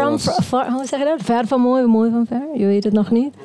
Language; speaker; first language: Dutch; non-native, local second language; Papiamento